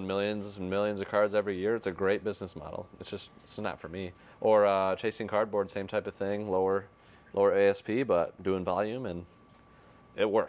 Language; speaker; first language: English; native; English